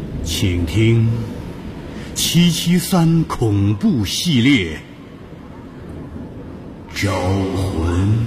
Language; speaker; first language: Chinese; native; Chinese